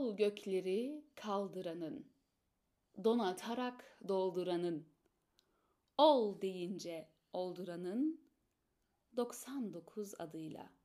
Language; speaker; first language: Turkish; early bilingual, heritage; Turkish